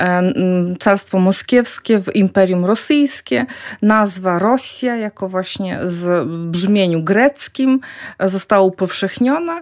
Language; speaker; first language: Polish; non-native, fluent; Ukrainian